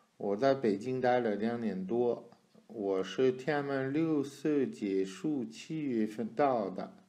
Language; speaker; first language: Chinese; non-native, fluent; French